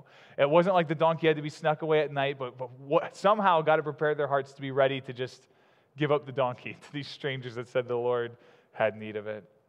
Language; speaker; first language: English; native; English